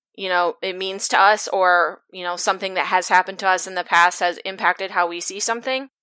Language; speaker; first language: English; native; English